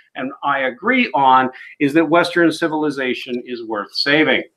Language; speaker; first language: English; native; English